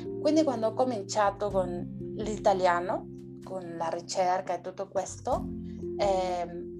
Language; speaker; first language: Italian; non-native, learner; Spanish